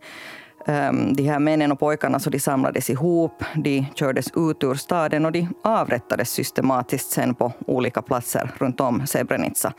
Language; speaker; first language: Swedish; native; Swedish